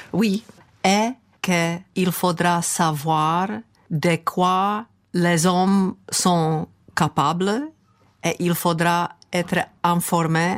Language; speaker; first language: French; non-native, fluent; Czech